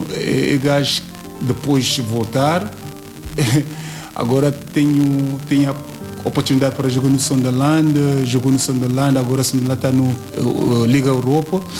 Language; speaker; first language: Portuguese; non-native, learner; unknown